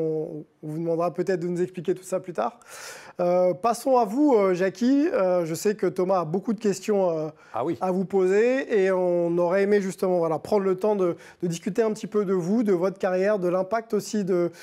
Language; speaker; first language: French; native; French